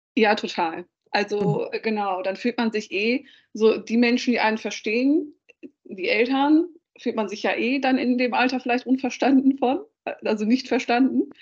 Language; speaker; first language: German; early bilingual, other home language; Dutch